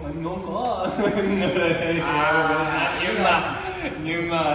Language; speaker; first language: Vietnamese; non-native, learner; Japanese